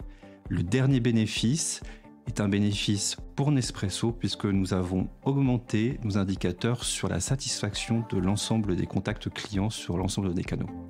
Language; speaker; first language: French; native; French